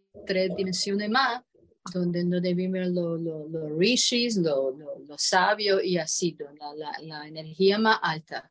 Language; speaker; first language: Spanish; non-native, fluent; Croatian